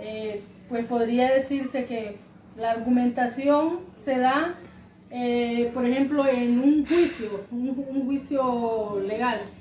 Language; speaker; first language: Spanish; native; Spanish